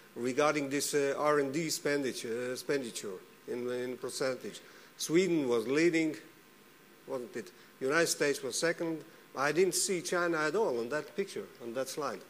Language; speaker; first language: English; non-native, fluent; Estonian